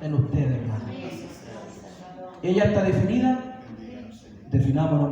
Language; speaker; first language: Spanish; native; Spanish